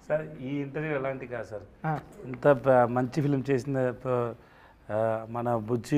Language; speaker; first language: Telugu; non-native, learner; Tamil